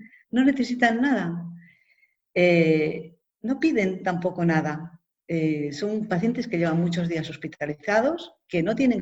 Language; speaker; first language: Spanish; native; Spanish